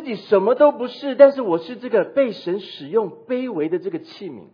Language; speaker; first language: Chinese; native; Chinese